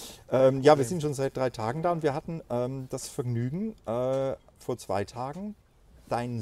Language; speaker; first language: German; native; German